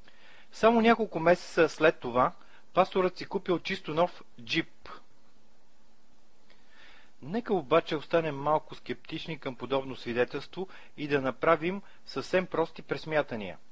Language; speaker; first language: Bulgarian; native; Bulgarian